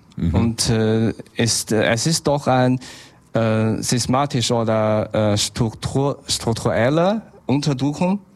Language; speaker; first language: German; non-native, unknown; Vietnamese